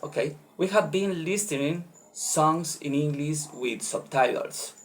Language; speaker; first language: English; non-native, learner; Spanish